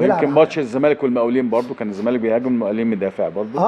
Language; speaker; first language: Arabic; native; Arabic